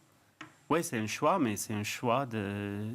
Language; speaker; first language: French; non-native, fluent; English